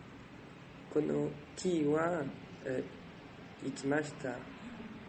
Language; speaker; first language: Japanese; non-native, learner; French